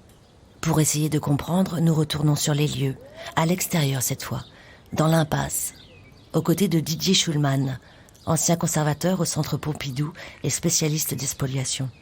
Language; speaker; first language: French; native; French